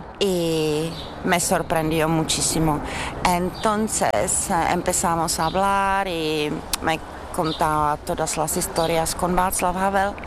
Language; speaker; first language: Spanish; non-native, learner; Czech